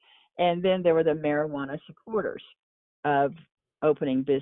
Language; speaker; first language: English; native; English